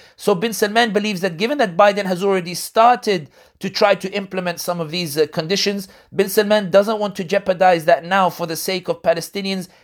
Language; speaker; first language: English; native; English